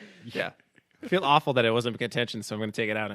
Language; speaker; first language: English; native; English